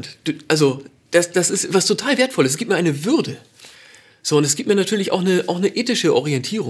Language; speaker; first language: German; native; German